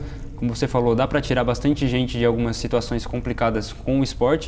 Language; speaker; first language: Portuguese; native; Portuguese